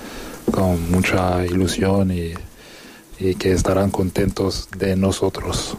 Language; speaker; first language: Spanish; non-native, fluent; French